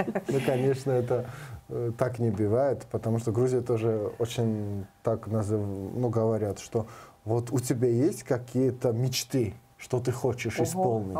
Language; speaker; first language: Russian; non-native, learner; Georgian